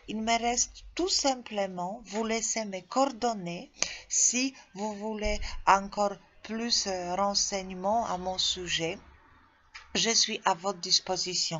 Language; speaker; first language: French; non-native, fluent; Polish